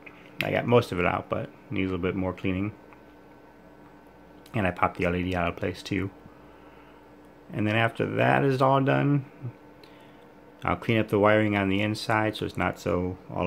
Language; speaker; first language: English; native; English